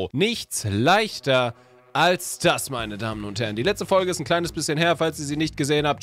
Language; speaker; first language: German; native; German